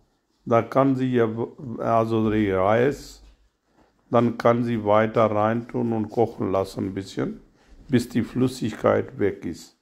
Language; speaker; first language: German; non-native, learner; Urdu